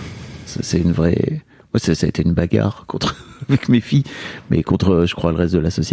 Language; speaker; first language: French; native; French